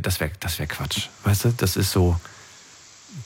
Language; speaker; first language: German; native; German